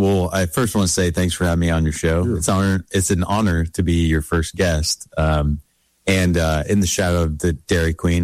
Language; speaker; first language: English; native; English